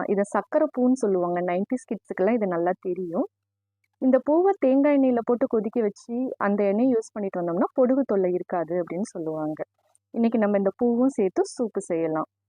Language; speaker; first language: Tamil; native; Tamil